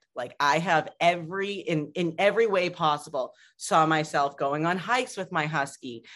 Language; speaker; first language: English; native; English